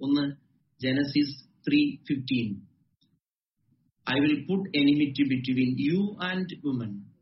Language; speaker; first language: English; non-native, local second language; Malayalam